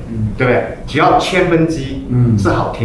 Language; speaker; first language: Chinese; native; Chinese